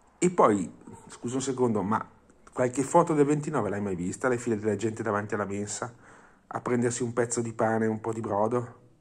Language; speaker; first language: Italian; non-native, fluent; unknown